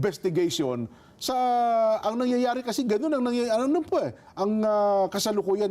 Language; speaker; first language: Filipino; native; Filipino